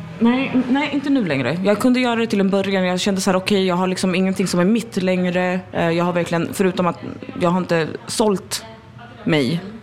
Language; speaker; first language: Swedish; native; Swedish